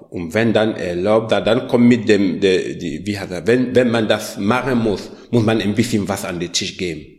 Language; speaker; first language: German; non-native, learner; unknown